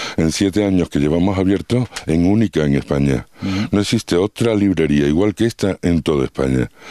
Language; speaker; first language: Spanish; native; Spanish